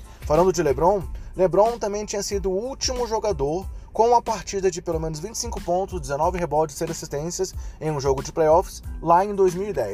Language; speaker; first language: Portuguese; native; Portuguese